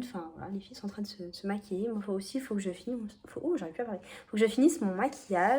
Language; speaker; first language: French; native; French